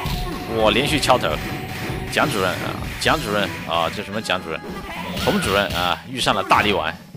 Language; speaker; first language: Chinese; native; Chinese